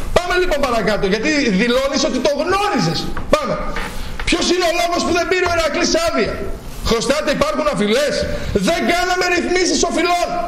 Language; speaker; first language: Greek; native; Greek